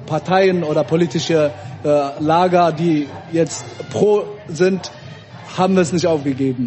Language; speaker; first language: German; early bilingual, other home language; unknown